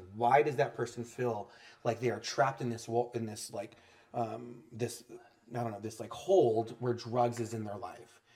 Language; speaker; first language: English; native; English